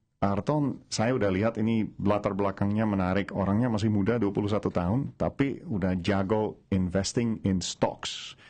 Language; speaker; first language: Indonesian; non-native, fluent; Dutch